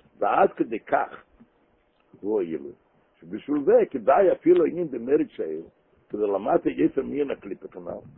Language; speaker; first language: Hebrew; non-native, local second language; Yiddish